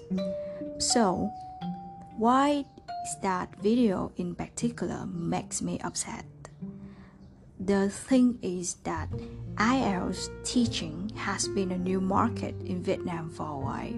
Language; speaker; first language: English; non-native, fluent; Vietnamese